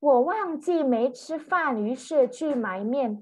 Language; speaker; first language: Chinese; non-native, fluent; Indonesian